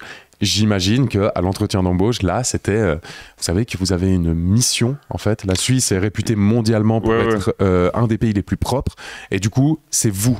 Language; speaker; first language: French; native; French